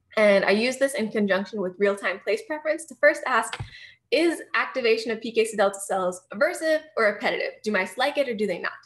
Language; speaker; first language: English; native; English